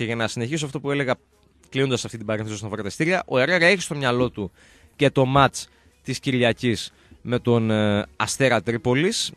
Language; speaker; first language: Greek; native; Greek